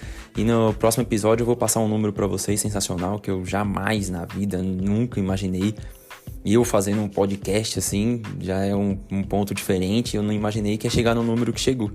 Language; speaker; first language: Portuguese; native; Portuguese